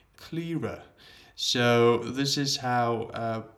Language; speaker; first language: English; non-native, fluent; Georgian